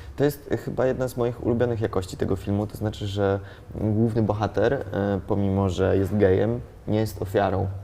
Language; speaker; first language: Polish; native; Polish